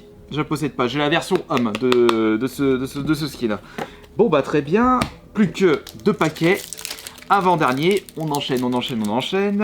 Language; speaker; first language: French; native; French